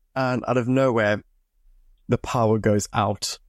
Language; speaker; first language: English; native; English